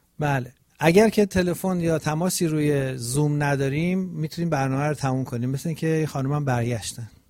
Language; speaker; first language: Persian; native; Persian